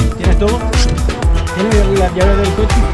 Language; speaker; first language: Spanish; native; Spanish